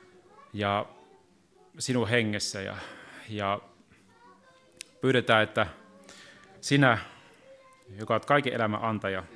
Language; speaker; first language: Finnish; native; Finnish